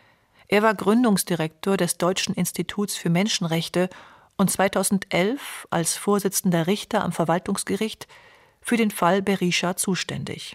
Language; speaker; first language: German; native; German